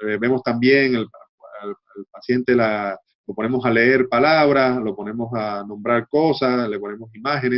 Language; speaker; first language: Spanish; native; Spanish